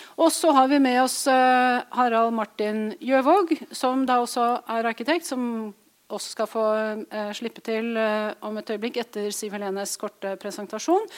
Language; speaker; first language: Norwegian; native; Norwegian